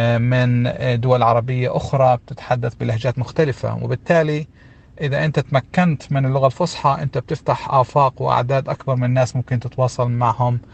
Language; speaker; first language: Arabic; native; Arabic